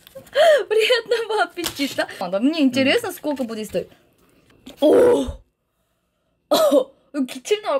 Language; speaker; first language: Russian; non-native, learner; Korean